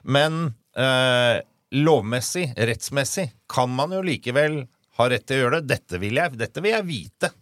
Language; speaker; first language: Norwegian; native; Norwegian